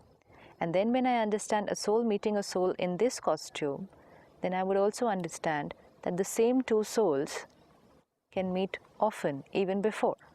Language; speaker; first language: English; non-native, local second language; Hindi